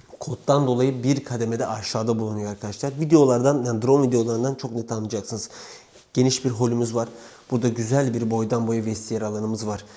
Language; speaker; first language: Turkish; native; Turkish